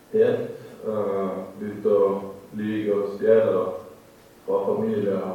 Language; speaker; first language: Norwegian; native; Norwegian